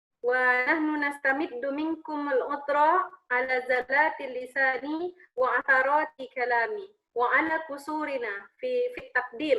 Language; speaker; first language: Arabic; non-native, fluent; Indonesian